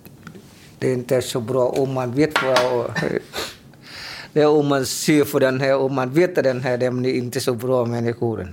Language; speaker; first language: Swedish; non-native, learner; Vietnamese